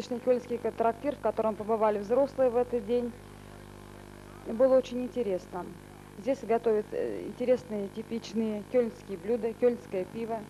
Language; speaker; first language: Russian; native; Russian